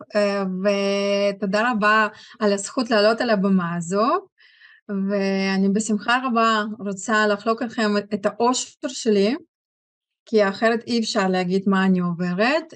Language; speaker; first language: Hebrew; non-native, fluent; Russian